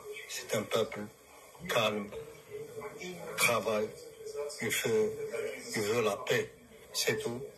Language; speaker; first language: French; non-native, local second language; Arabic